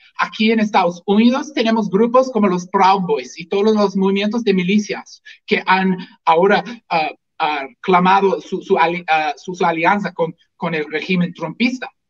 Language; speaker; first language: Spanish; non-native, fluent; English